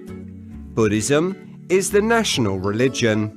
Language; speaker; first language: English; non-native, learner; Thai